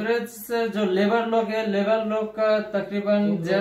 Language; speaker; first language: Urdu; non-native, local second language; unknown